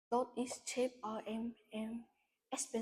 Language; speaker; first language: English; non-native, learner; Vietnamese